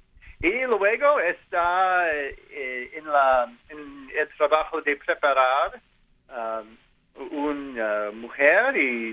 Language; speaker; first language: Spanish; non-native, learner; English